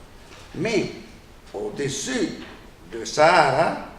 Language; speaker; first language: French; non-native, fluent; Italian